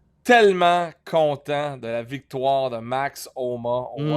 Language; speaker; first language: French; native; French